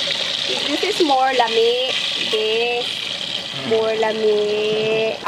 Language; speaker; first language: English; non-native, learner; Cebuano